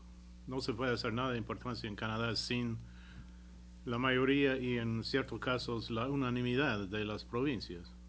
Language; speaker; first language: Spanish; non-native, fluent; English